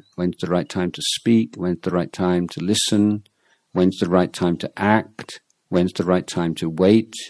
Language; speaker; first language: English; native; English